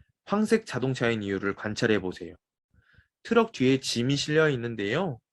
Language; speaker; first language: Korean; native; Korean